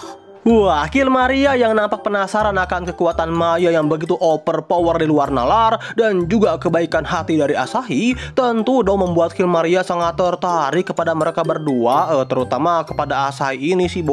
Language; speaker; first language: Indonesian; native; Indonesian